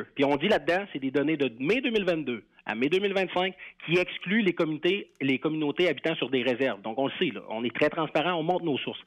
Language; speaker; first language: French; native; French